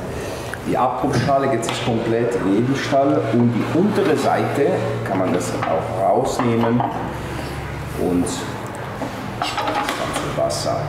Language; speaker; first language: German; non-native, fluent; Italian